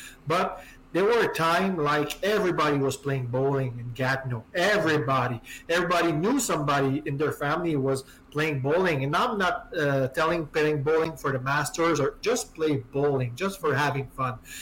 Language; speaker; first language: English; non-native, fluent; French